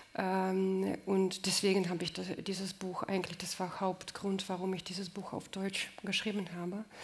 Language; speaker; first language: German; non-native, fluent; Russian